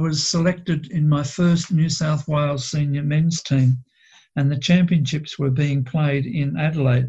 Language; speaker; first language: English; native; English